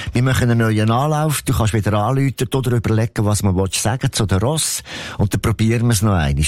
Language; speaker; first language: German; native; German